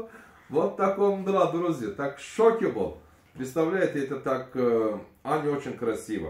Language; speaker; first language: Russian; non-native, learner; Turkish